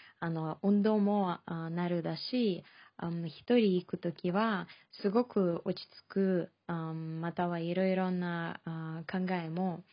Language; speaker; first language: Japanese; non-native, fluent; Chinese